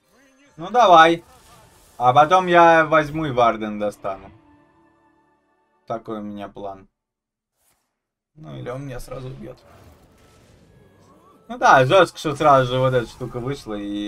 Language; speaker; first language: Russian; native; Russian